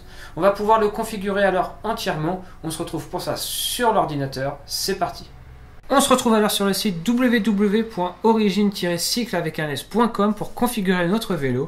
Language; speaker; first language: French; native; French